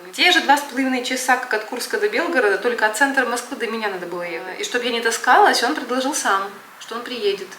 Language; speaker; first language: Russian; native; Russian